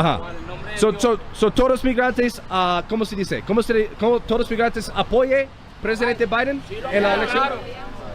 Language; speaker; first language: Spanish; non-native, learner; English